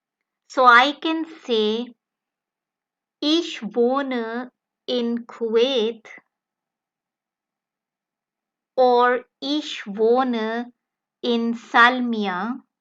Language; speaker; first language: German; non-native, fluent; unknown